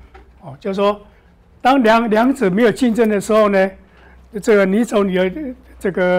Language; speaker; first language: Chinese; native; Chinese